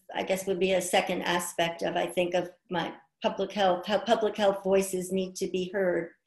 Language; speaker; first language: English; native; English